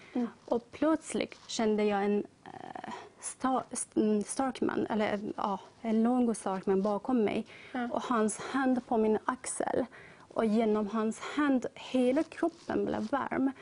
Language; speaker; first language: Swedish; non-native, learner; Persian